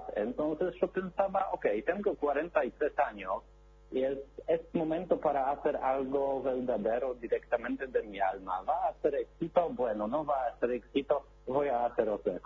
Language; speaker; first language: Spanish; non-native, learner; Polish